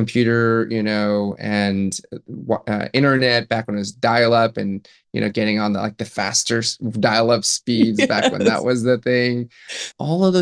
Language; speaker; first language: English; native; English